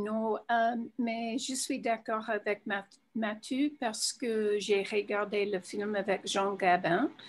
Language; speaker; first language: French; non-native, fluent; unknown